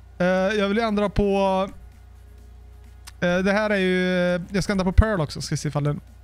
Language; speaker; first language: Swedish; native; Swedish